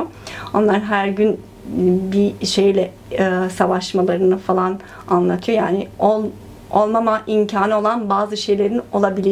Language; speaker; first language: Turkish; early bilingual, heritage; Turkish